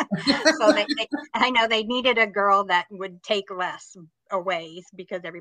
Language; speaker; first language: English; native; English